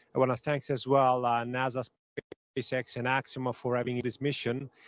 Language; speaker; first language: English; non-native, fluent; Italian